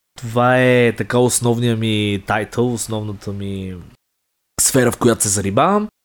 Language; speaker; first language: Bulgarian; native; Bulgarian